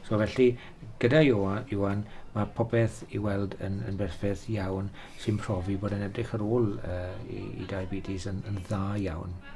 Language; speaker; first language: Welsh; native; Welsh